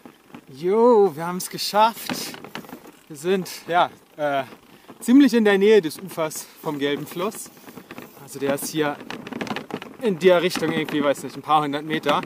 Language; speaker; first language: German; native; German